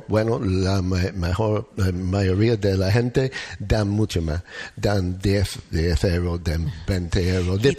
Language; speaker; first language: Spanish; non-native, learner; English